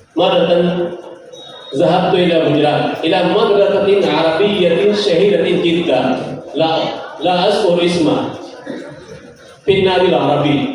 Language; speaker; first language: Arabic; non-native, fluent; Urdu